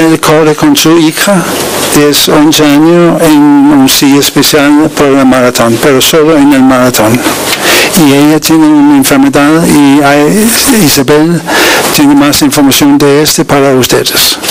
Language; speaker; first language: Spanish; non-native, learner; Danish